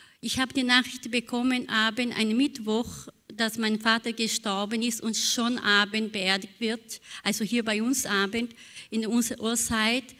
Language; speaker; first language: German; non-native, fluent; Portuguese